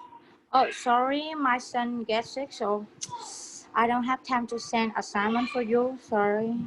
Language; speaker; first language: English; non-native, learner; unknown